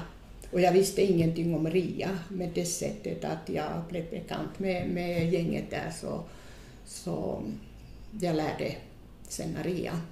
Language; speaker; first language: Swedish; non-native, fluent; Finnish